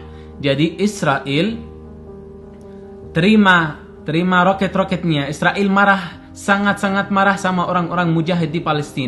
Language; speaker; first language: Indonesian; non-native, learner; Arabic